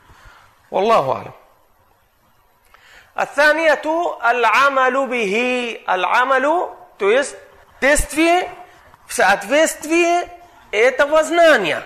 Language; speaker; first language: Russian; non-native, fluent; Arabic